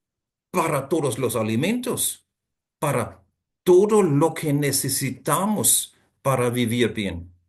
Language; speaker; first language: Spanish; non-native, fluent; German